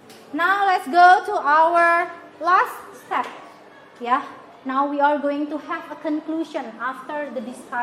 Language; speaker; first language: English; non-native, fluent; Indonesian